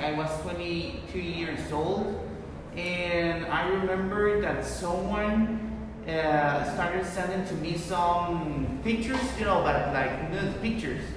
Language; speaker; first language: English; non-native, fluent; Spanish